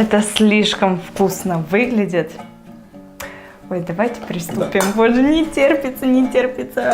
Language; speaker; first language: Russian; native; Russian